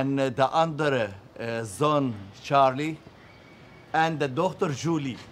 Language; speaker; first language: Dutch; non-native, learner; Arabic